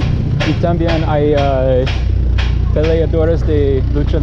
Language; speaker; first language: Spanish; non-native, learner; English